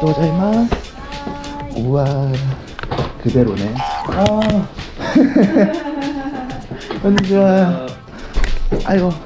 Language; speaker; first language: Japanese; non-native, learner; Korean